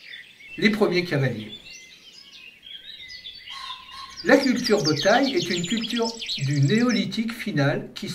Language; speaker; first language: French; native; French